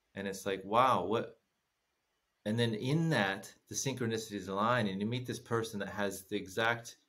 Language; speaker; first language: English; native; English